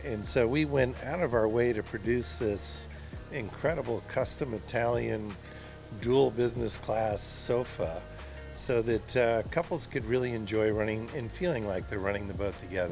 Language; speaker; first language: English; native; English